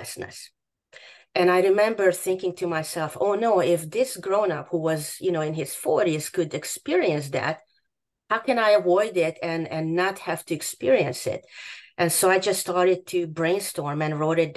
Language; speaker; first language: English; non-native, fluent; Hungarian